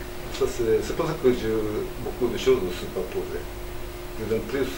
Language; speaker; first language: French; non-native, learner; Japanese